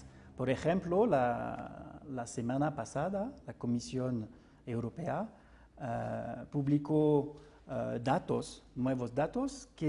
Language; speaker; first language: Spanish; non-native, fluent; French